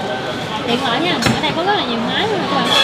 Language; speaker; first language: Vietnamese; native; Vietnamese